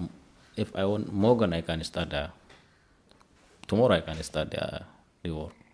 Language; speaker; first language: English; non-native, learner; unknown